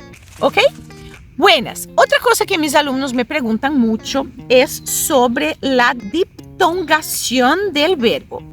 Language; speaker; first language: Spanish; non-native, fluent; Portuguese